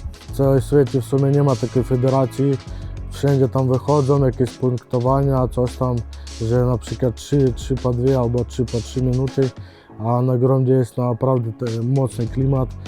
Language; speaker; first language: Polish; non-native, fluent; Ukrainian